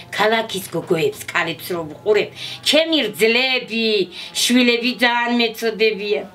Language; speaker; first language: Georgian; native; Georgian